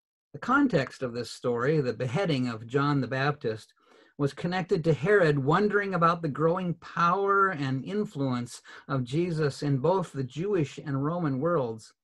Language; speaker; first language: English; native; English